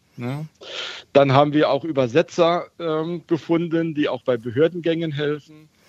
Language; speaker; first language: German; native; German